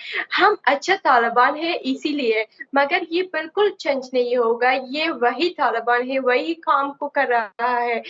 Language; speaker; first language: Hindi; non-native, learner; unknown